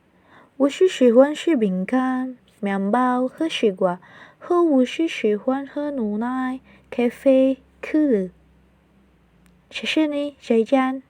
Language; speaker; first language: Chinese; non-native, learner; Indonesian